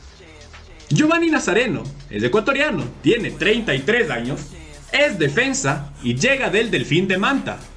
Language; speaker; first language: Spanish; native; Spanish